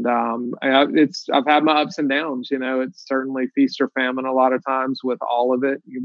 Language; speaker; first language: English; native; English